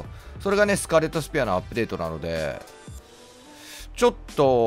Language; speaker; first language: Japanese; native; Japanese